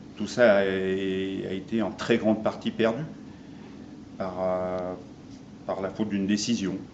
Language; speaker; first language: French; early bilingual, other home language; Armenian